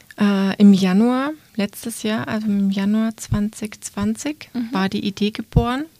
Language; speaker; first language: German; native; German